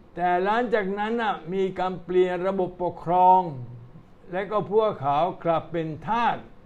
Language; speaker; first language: Thai; non-native, fluent; Italian